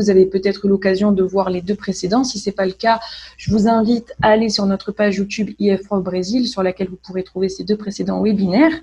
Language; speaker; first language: French; native; French